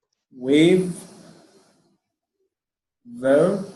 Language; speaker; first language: English; non-native, learner; Arabic